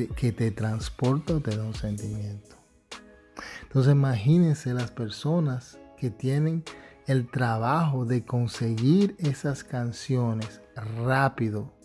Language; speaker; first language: Spanish; early bilingual, heritage; Spanish